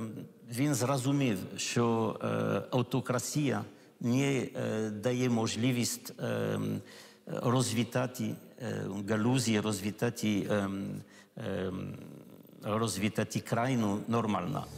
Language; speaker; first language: Ukrainian; non-native, learner; French